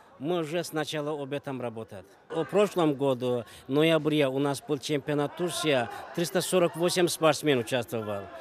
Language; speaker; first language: Russian; non-native, learner; Azerbaijani